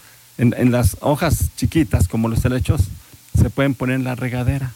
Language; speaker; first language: Spanish; native; Spanish